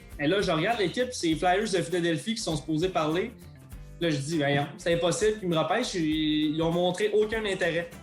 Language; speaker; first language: French; native; French